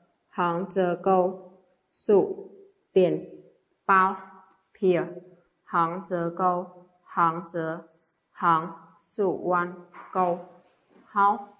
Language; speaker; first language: Chinese; non-native, fluent; Khmer